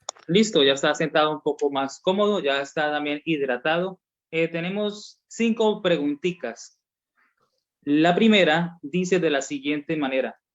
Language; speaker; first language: Spanish; native; Spanish